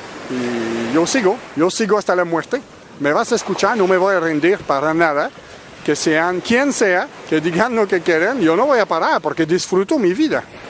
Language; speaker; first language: Spanish; non-native, fluent; French